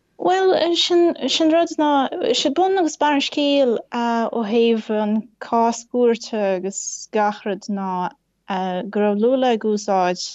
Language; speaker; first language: Irish; non-native, fluent; Portuguese